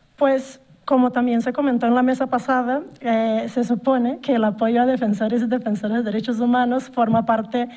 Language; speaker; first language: Spanish; non-native, fluent; Portuguese